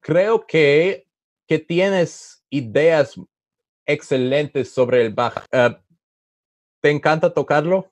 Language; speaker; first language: Spanish; non-native, learner; English